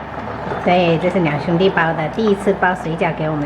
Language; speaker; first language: Chinese; native; Chinese